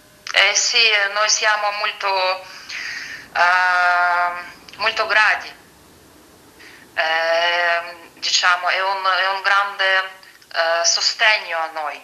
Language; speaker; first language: Italian; non-native, fluent; Ukrainian